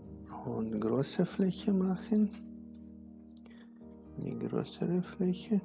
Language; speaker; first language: German; non-native, fluent; Russian